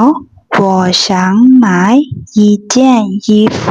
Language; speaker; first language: Chinese; non-native, fluent; Burmese